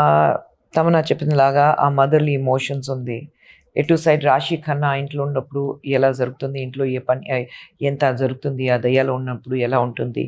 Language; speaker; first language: Telugu; non-native, fluent; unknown